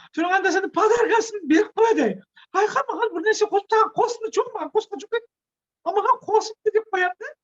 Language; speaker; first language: Kazakh; non-native, local second language; Russian